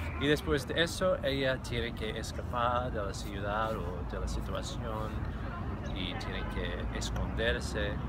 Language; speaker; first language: Spanish; non-native, fluent; English